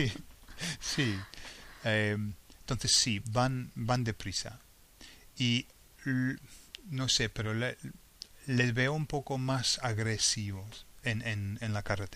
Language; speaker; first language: Spanish; non-native, fluent; English